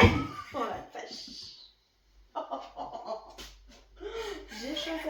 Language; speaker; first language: French; native; French